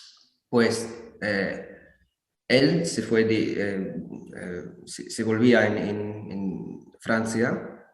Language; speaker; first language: Spanish; non-native, learner; English